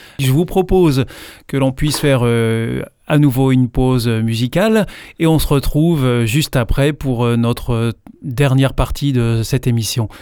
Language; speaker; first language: French; native; French